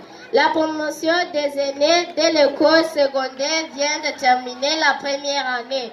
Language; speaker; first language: French; non-native, learner; Kinyarwanda